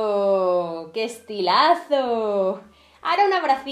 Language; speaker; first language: Spanish; native; Spanish